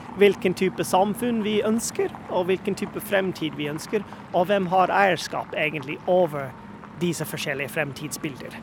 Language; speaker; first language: Norwegian; non-native, fluent; English